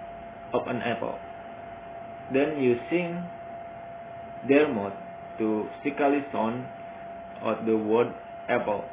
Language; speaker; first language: English; non-native, learner; Indonesian